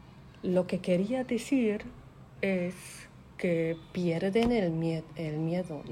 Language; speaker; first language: Spanish; non-native, fluent; German